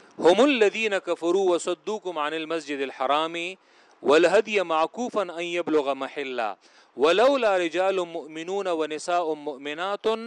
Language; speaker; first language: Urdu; non-native, local second language; Pashto